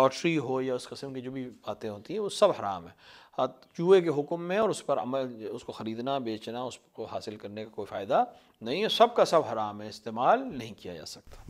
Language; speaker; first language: Urdu; native; Urdu